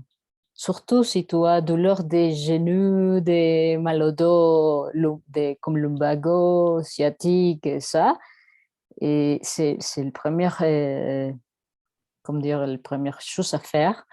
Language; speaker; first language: French; non-native, learner; Spanish